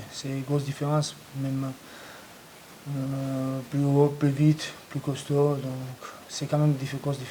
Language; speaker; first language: French; non-native, learner; Georgian